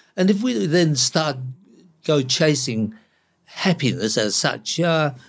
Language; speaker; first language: English; non-native, local second language; Cantonese